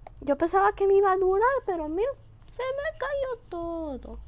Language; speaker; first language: Spanish; native; Spanish